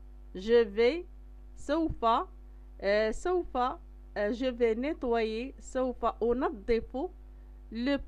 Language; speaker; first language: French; non-native, local second language; Arabic